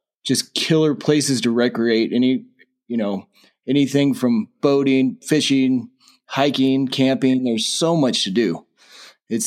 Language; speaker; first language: English; native; English